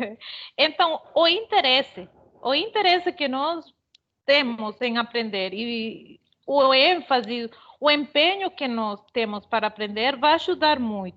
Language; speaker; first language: Portuguese; non-native, fluent; Spanish